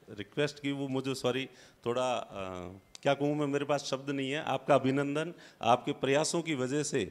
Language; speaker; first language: Hindi; native; Hindi